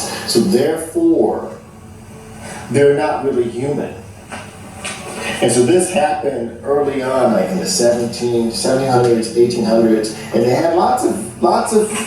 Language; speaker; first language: English; native; English